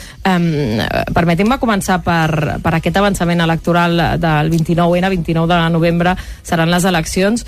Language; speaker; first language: Catalan; native; Catalan